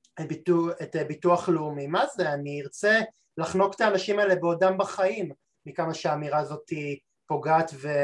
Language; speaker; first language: Hebrew; native; Hebrew